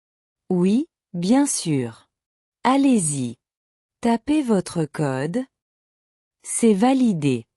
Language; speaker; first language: French; non-native, local second language; Arabic